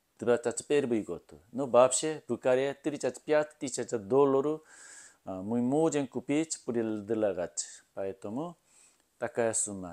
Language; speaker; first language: Russian; non-native, learner; Korean